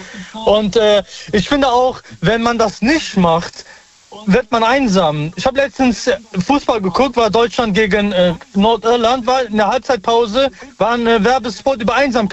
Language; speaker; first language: German; early bilingual, other home language; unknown